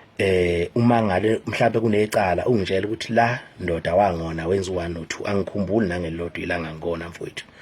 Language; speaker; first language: Zulu; native; Zulu